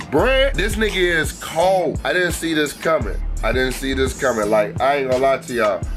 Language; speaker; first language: English; native; English